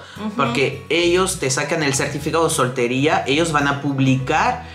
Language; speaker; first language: Spanish; non-native, fluent; French